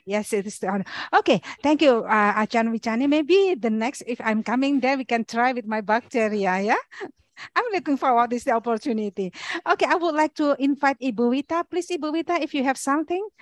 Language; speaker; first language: English; non-native, learner; Indonesian